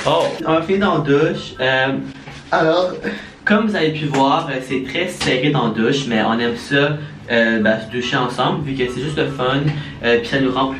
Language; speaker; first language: French; native; French